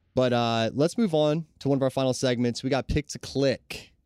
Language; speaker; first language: English; native; English